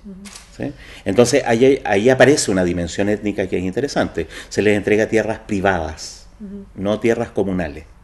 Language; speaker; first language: Spanish; native; Spanish